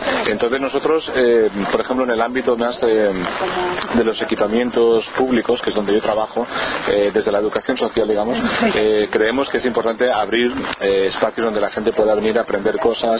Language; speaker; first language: Spanish; native; Spanish